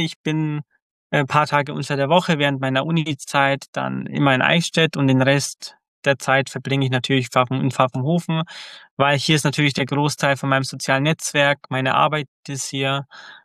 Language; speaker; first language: German; early bilingual, other home language; Croatian